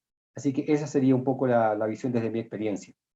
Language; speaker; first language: Spanish; native; Spanish